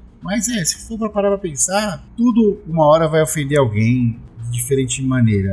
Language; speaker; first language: Portuguese; native; Portuguese